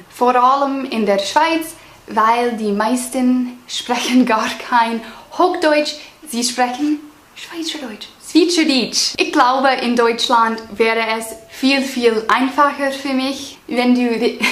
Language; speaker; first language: German; non-native, learner; English